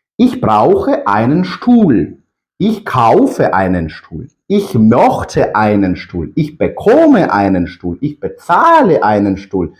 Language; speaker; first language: German; non-native, fluent; Ukrainian